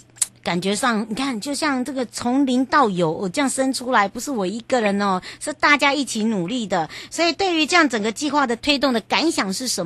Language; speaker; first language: Chinese; native; Chinese